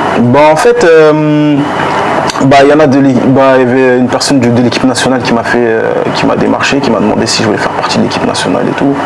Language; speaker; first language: French; early bilingual, other home language; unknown